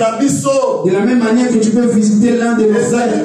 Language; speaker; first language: French; non-native, local second language; Lingala